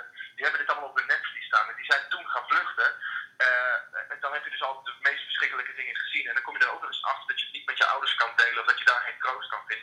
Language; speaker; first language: Dutch; native; Dutch